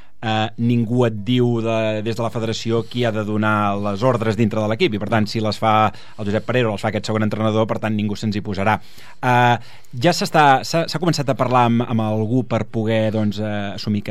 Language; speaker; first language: Catalan; native; Catalan